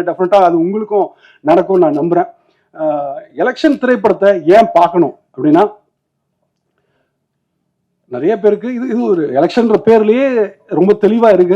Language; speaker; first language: Tamil; native; Tamil